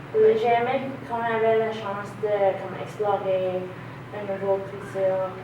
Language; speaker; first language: French; non-native, learner; English